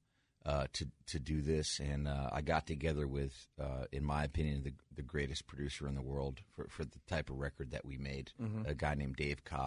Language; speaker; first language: English; native; English